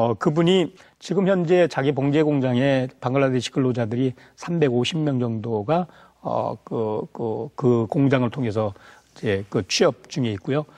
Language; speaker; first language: Korean; native; Korean